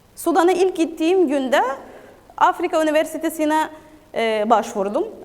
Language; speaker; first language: Turkish; non-native, fluent; Arabic